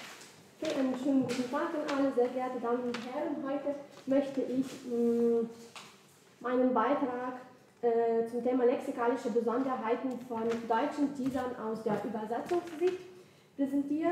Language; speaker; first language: German; non-native, fluent; Ukrainian